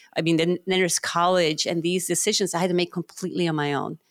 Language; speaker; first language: English; non-native, fluent; Spanish